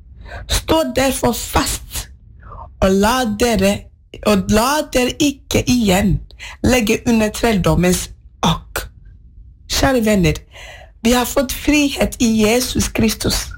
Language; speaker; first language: Norwegian; non-native, fluent; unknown